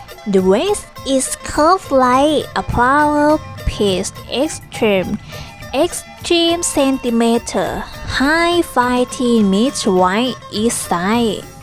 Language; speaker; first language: English; non-native, learner; Thai